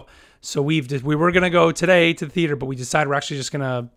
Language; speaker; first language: English; native; English